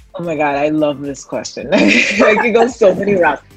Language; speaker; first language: English; early bilingual, other home language; Spanish